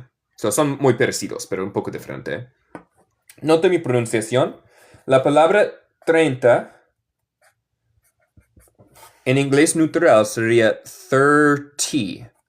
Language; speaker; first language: Spanish; non-native, fluent; English